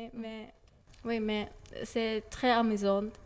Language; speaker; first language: French; non-native, learner; Japanese